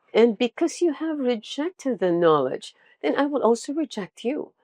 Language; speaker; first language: English; non-native, local second language; Filipino